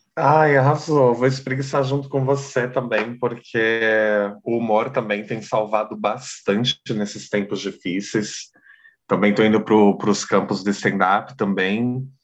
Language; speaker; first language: Portuguese; native; Portuguese